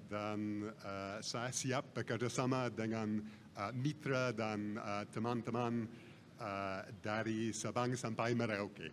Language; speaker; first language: Indonesian; non-native, fluent; English